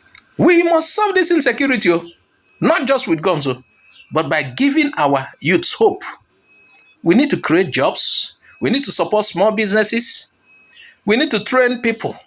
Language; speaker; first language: English; non-native, local second language; Igbo